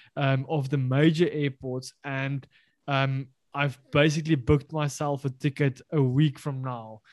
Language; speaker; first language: English; non-native, local second language; Afrikaans